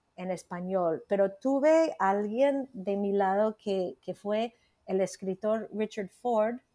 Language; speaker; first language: Spanish; non-native, fluent; English